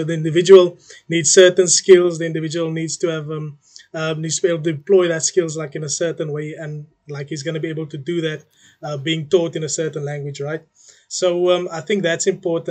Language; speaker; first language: English; non-native, local second language; Afrikaans